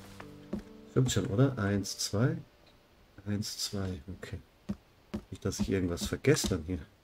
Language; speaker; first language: German; native; German